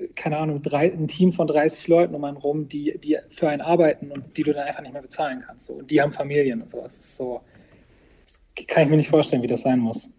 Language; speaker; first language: German; native; German